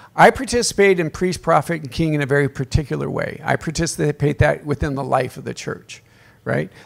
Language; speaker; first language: English; native; English